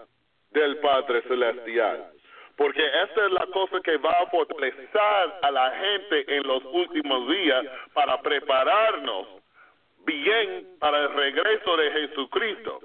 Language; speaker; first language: Spanish; non-native, fluent; English